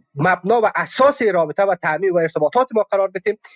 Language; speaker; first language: Persian; native; Persian